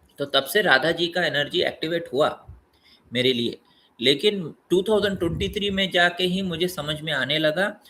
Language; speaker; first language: Hindi; non-native, local second language; Telugu